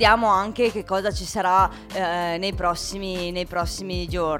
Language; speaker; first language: Italian; native; Italian